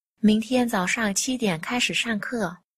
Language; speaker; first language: Chinese; non-native, fluent; Vietnamese